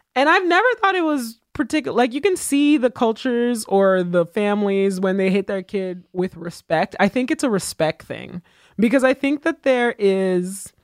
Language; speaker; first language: English; early bilingual, other home language; Haitian Creole